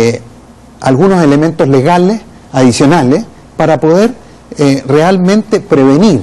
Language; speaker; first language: Spanish; native; Spanish